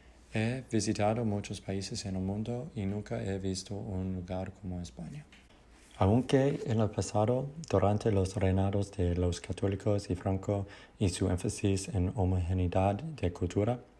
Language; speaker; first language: Spanish; non-native, learner; English